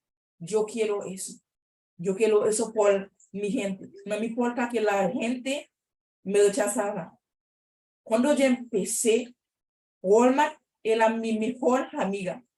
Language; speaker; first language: Spanish; non-native, learner; Haitian Creole